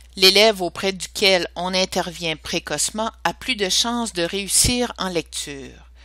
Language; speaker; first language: French; native; French